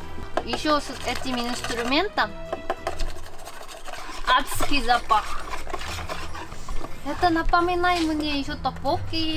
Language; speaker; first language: Russian; non-native, learner; Korean